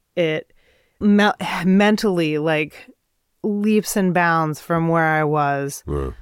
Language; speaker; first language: English; native; English